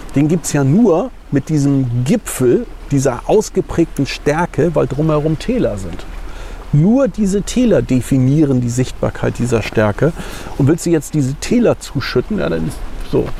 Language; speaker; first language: German; native; German